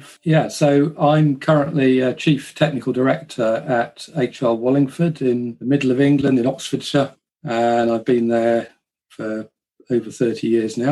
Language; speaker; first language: English; native; English